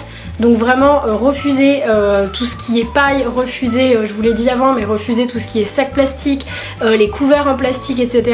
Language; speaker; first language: French; native; French